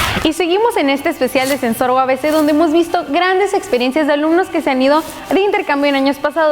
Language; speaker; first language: Spanish; native; Spanish